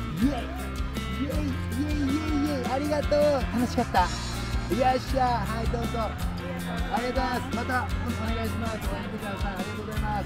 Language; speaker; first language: Japanese; native; Japanese